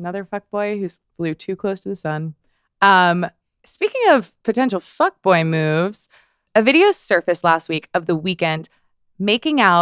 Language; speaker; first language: English; native; English